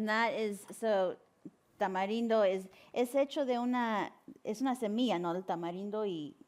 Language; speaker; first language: Spanish; early bilingual, heritage; Spanish